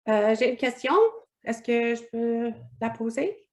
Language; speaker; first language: French; non-native, fluent; English